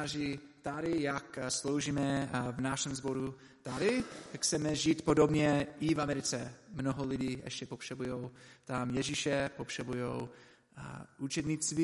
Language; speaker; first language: Czech; non-native, learner; English